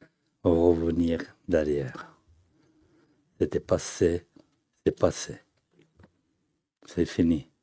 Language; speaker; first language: French; non-native, fluent; Tibetan